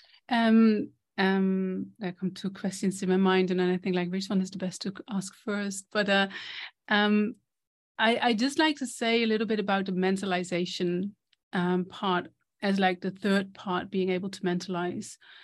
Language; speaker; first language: English; non-native, fluent; Dutch